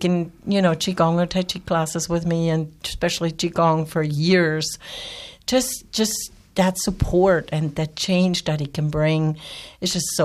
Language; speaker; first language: English; non-native, fluent; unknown